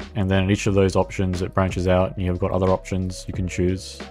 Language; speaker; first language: English; native; English